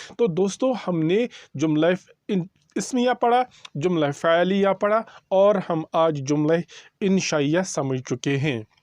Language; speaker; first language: Urdu; non-native, local second language; Kashmiri